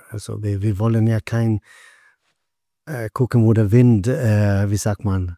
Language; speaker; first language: German; non-native, fluent; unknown